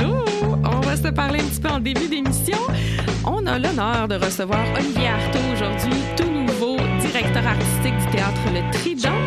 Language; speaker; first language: French; native; French